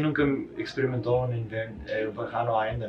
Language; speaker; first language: Portuguese; non-native, learner; English